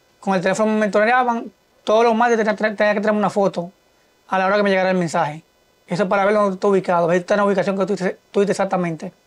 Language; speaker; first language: Spanish; native; Spanish